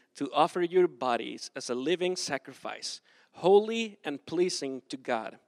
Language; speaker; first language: English; non-native, fluent; Spanish